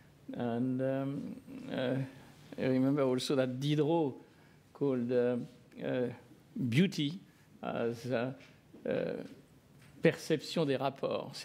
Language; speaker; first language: English; non-native, fluent; French